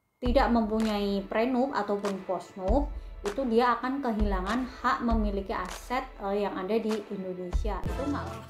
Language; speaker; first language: Indonesian; native; Indonesian